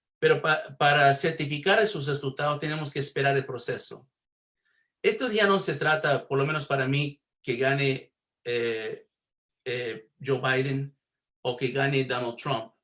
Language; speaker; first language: Spanish; early bilingual, heritage; Spanish